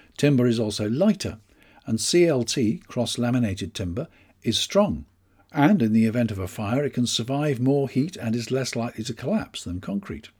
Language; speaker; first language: English; native; English